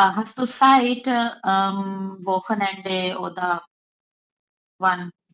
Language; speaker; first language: German; non-native, learner; Urdu